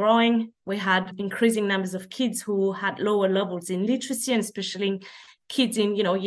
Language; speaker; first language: English; non-native, fluent; French